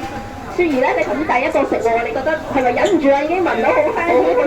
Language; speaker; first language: Cantonese; native; Cantonese